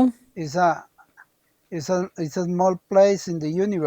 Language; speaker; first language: English; non-native, learner; Spanish